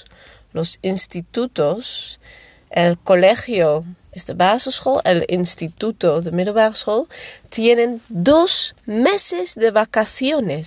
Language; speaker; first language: Spanish; non-native, fluent; Dutch